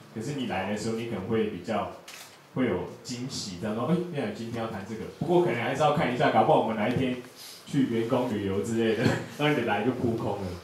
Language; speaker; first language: Chinese; native; Chinese